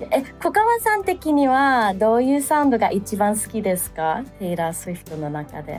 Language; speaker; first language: Japanese; early bilingual, other home language; English